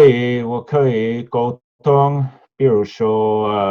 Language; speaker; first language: Chinese; non-native, learner; Norwegian